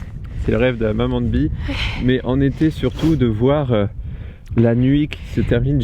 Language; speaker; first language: French; native; French